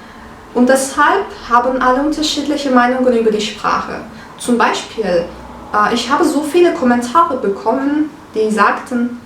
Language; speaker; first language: German; non-native, fluent; Turkish